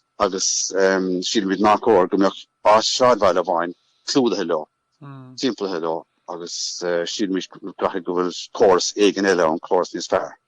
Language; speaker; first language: Irish; native; Irish